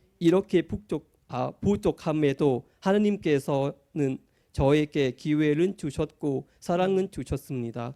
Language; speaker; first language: Korean; non-native, fluent; Thai